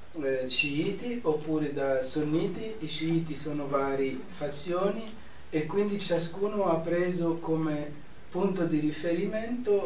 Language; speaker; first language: Italian; non-native, fluent; Arabic